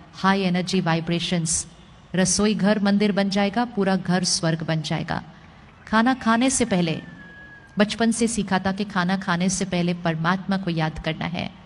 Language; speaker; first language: Hindi; native; Hindi